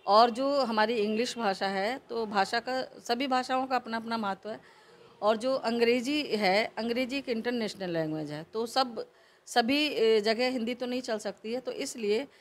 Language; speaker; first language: Hindi; native; Hindi